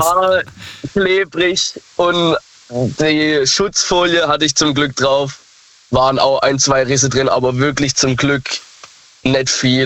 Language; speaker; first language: German; native; German